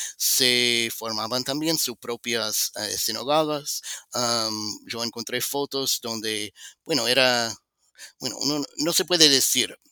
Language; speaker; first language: Spanish; non-native, fluent; English